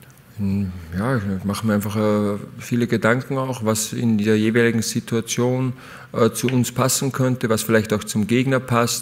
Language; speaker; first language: German; native; German